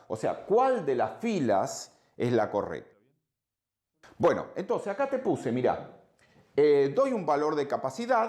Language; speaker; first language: Spanish; native; Spanish